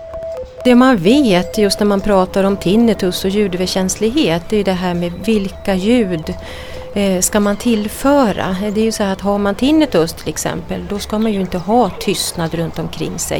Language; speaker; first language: Swedish; native; Swedish